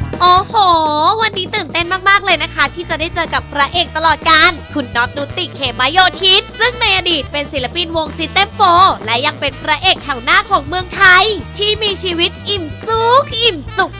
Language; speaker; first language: Thai; native; Thai